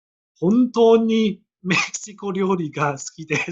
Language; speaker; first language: Japanese; non-native, learner; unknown